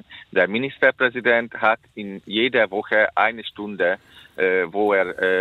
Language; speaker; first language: German; non-native, fluent; Hungarian